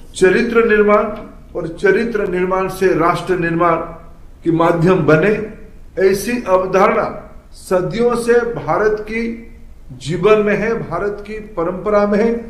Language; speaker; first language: Hindi; non-native, local second language; Odia